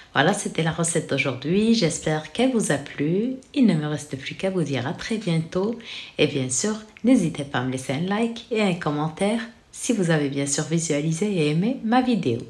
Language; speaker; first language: French; non-native, local second language; Arabic